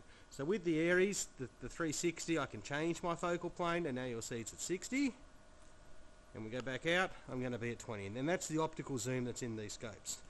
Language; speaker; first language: English; native; English